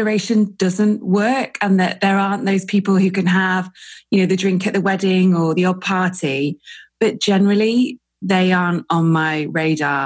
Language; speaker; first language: English; native; English